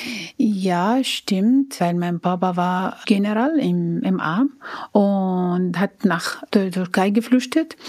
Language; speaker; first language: German; non-native, learner; Arabic